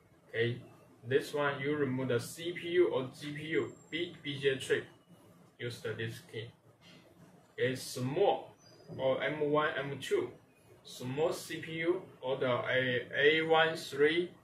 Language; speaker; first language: English; non-native, learner; Chinese